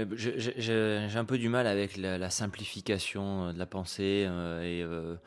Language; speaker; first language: French; native; French